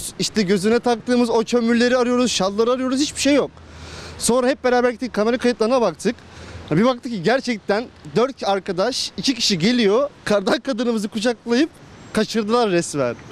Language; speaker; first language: Turkish; native; Turkish